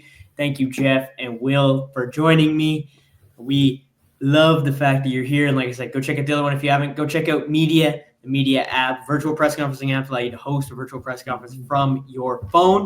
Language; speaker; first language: English; native; English